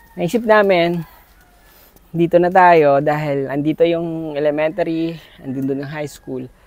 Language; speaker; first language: Filipino; native; Filipino